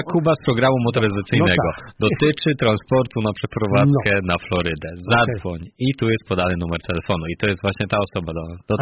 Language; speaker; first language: Polish; native; Polish